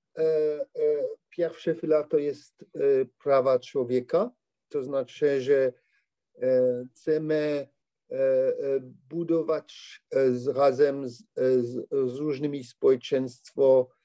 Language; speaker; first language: Polish; non-native, learner; French